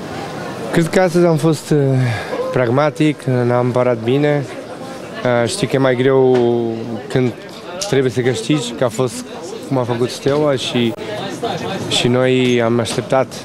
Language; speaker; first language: Romanian; non-native, learner; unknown